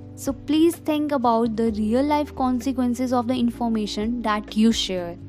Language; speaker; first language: English; non-native, local second language; Hindi